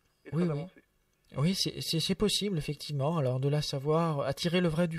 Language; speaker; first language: French; native; French